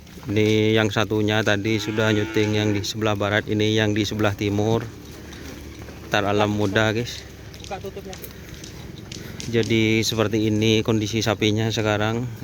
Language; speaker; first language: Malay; non-native, local second language; Madurese